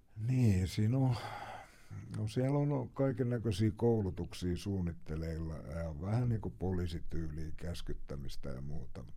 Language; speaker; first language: Finnish; native; Finnish